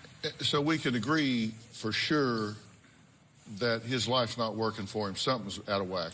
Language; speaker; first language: English; native; English